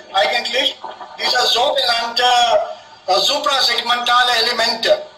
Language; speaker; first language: German; non-native, fluent; Hindi